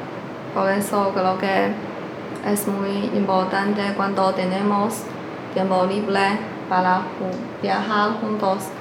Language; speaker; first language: Spanish; non-native, learner; Chinese